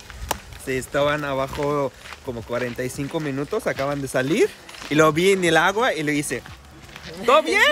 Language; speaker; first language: Spanish; non-native, fluent; Arabic